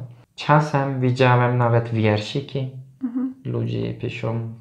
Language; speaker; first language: Polish; non-native, learner; Turkish